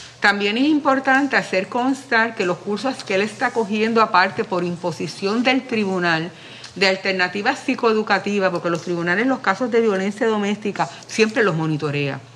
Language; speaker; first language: Spanish; native; Spanish